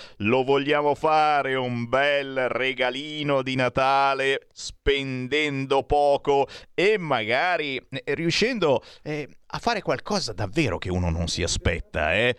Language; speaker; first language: Italian; native; Italian